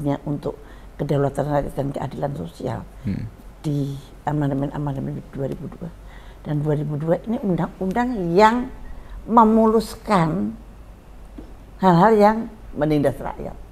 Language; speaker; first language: Indonesian; native; Indonesian